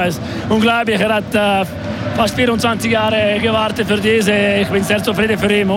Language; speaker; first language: German; non-native, local second language; French